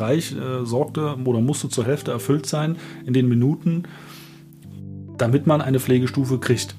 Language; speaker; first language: German; native; German